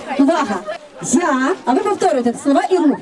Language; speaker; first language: Ukrainian; native; Ukrainian